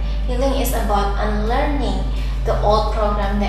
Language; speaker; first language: English; non-native, fluent; Indonesian